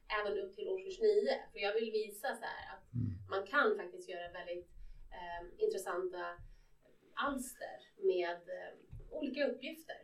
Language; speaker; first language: Swedish; early bilingual, other home language; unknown